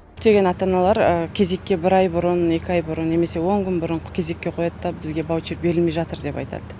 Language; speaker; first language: Kazakh; native; Kazakh